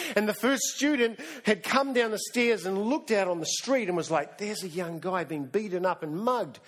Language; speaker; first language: English; native; English